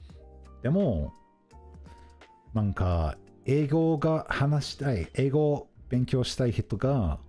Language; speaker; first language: Japanese; non-native, fluent; English